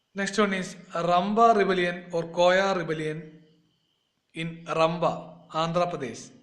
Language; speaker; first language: English; non-native, local second language; Malayalam